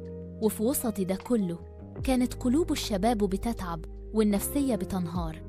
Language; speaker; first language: Arabic; native; Arabic